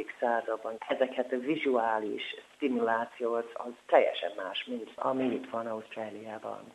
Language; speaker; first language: Hungarian; non-native, fluent; English